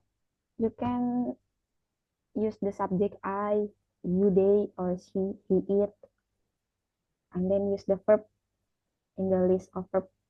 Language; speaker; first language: English; non-native, fluent; Indonesian